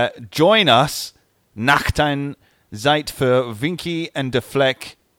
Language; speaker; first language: German; non-native, learner; English